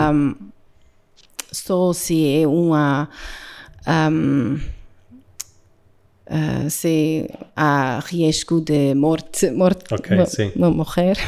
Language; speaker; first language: Portuguese; non-native, learner; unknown